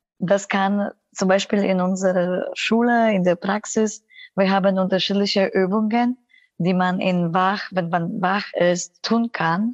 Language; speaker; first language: German; non-native, fluent; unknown